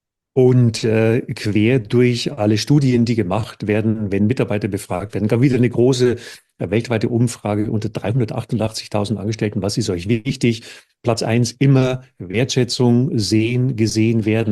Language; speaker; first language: German; native; German